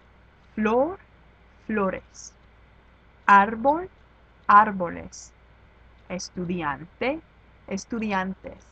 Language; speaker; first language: Spanish; non-native, fluent; English